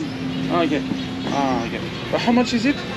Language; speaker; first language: English; non-native, learner; French